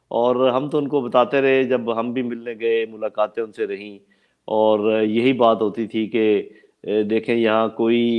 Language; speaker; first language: Urdu; non-native, local second language; Punjabi